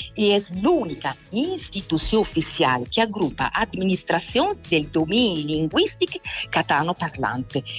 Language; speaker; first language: Catalan; non-native, local second language; Italian